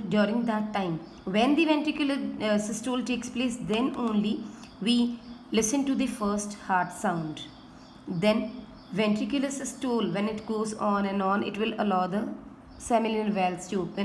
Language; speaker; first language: English; non-native, local second language; Hindi